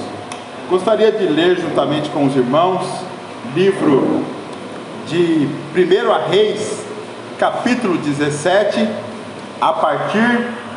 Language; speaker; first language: Portuguese; native; Portuguese